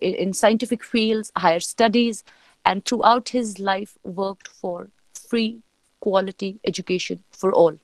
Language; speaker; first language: English; non-native, local second language; Kashmiri